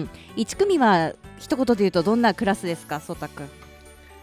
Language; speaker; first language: Japanese; native; Japanese